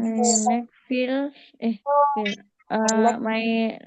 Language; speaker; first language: English; non-native, learner; Indonesian